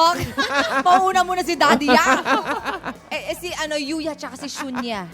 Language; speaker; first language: Filipino; native; Filipino